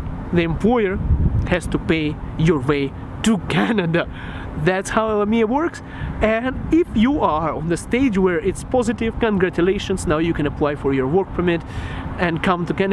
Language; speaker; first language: English; non-native, local second language; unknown